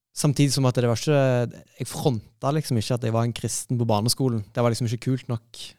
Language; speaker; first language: Norwegian; native; Norwegian